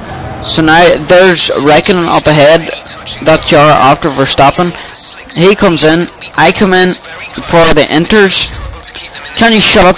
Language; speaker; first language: English; native; English